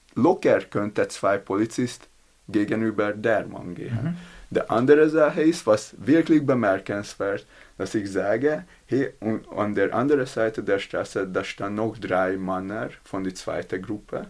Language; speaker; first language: German; non-native, learner; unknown